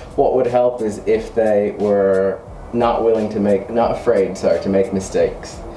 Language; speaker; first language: English; native; English